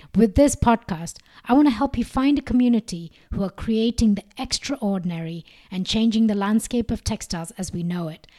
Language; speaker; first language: English; non-native, local second language; Malayalam